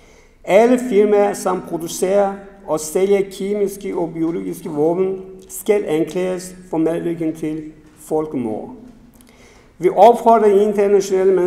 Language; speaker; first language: Danish; non-native, fluent; Kurdish